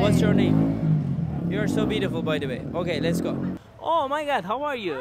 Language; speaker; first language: English; non-native, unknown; Turkish